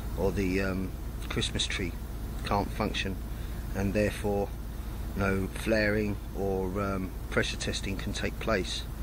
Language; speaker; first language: English; native; English